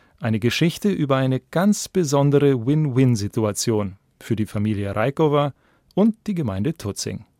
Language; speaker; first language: German; native; German